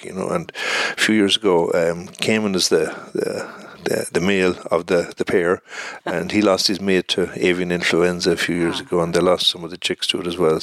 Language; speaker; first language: English; native; English